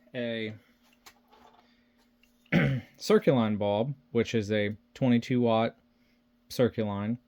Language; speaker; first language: English; native; English